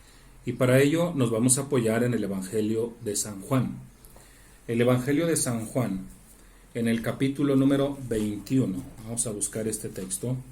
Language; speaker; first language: Spanish; native; Spanish